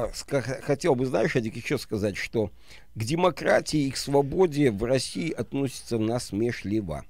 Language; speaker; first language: Russian; native; Russian